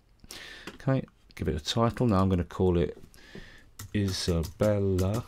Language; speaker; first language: English; native; English